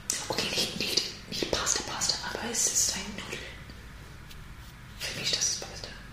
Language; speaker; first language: German; non-native, learner; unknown